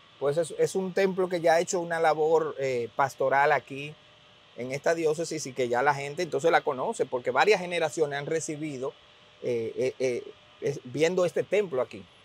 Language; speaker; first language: Spanish; native; Spanish